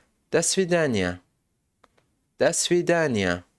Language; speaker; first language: Russian; non-native, local second language; Tajik